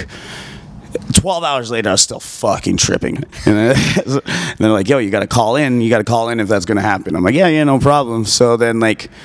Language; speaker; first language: English; native; English